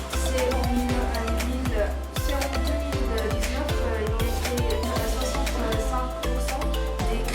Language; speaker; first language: French; non-native, learner; Arabic